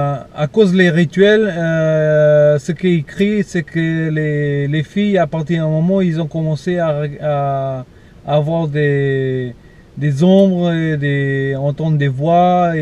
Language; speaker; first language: French; non-native, fluent; Portuguese